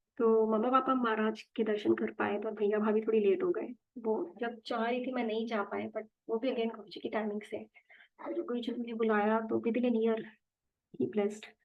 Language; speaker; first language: Hindi; native; Hindi